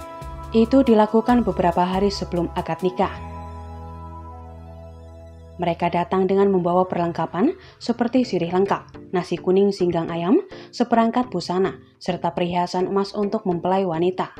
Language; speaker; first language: Indonesian; native; Indonesian